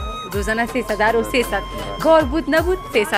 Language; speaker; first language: Persian; native; Persian